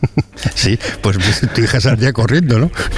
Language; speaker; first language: Spanish; native; Spanish